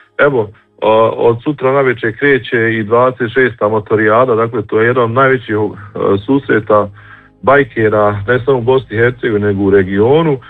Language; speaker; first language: Croatian; native; Croatian